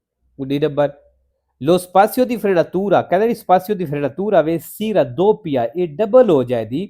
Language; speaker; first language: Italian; non-native, fluent; Punjabi